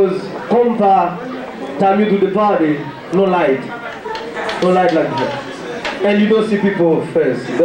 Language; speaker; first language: English; non-native, learner; Haitian Creole